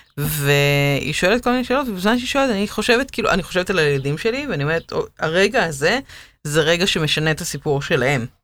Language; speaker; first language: Hebrew; native; Hebrew